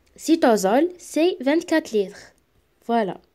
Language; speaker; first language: French; non-native, local second language; Arabic